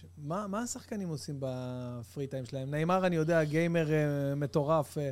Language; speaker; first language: Hebrew; native; Hebrew